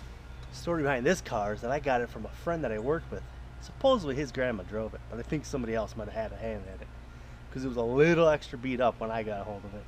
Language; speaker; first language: English; native; English